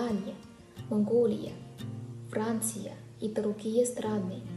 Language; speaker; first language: Russian; non-native, learner; Chinese